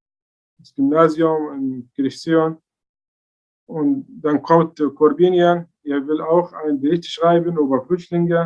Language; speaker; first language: German; non-native, learner; Arabic